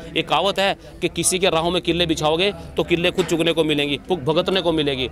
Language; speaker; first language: Hindi; native; Hindi